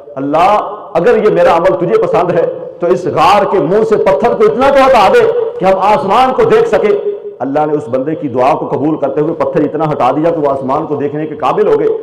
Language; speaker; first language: Urdu; non-native, local second language; Punjabi